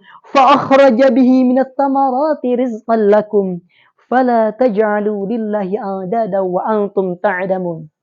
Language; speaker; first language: Arabic; non-native, learner; Indonesian